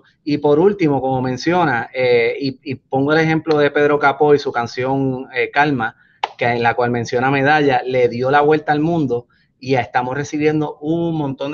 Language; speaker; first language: Spanish; native; Spanish